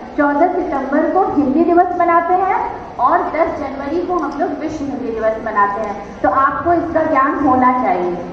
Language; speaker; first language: Hindi; native; Hindi